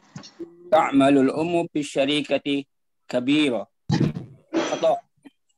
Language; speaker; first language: Arabic; non-native, learner; Indonesian